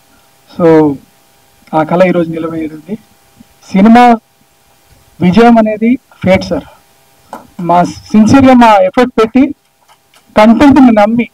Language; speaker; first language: Telugu; native; Telugu